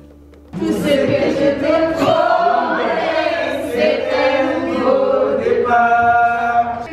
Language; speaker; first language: French; native; French